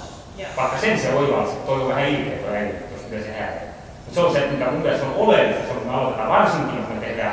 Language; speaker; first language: Finnish; native; Finnish